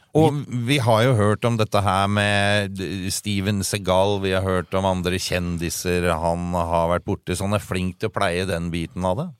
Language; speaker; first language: Norwegian; native; Norwegian